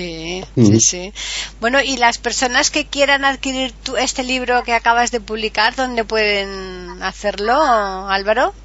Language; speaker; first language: Spanish; native; Spanish